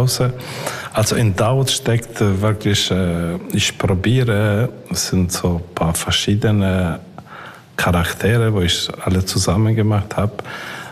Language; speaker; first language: German; non-native, learner; Albanian